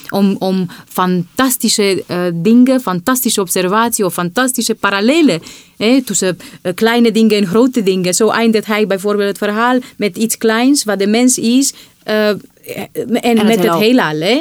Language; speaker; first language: Dutch; non-native, fluent; Romanian